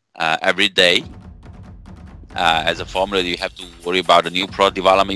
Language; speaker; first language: English; non-native, fluent; Chinese